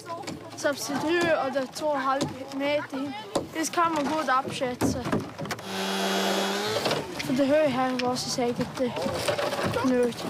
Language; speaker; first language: German; native; German